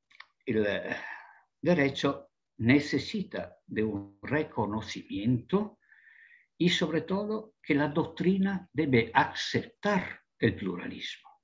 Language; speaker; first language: Spanish; non-native, fluent; Italian